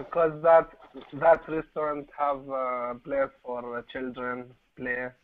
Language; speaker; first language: English; non-native, learner; Arabic